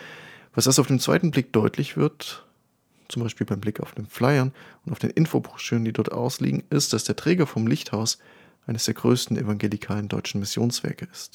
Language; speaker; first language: German; native; German